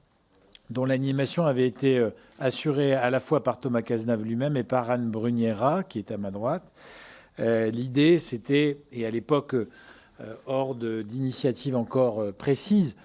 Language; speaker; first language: French; native; French